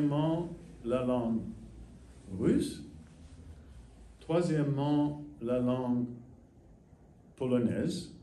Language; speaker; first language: French; non-native, fluent; English